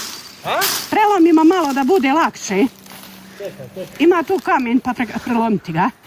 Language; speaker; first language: Bosnian; native; Bosnian